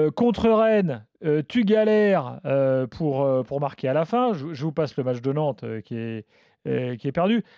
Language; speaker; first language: French; native; French